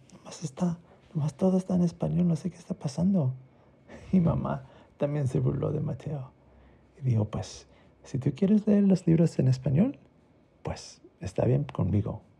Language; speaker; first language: Spanish; early bilingual, heritage; Spanish